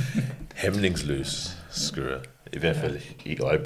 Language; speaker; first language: Danish; early bilingual, other home language; English